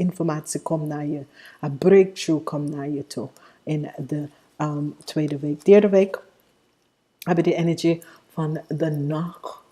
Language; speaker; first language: Dutch; non-native, fluent; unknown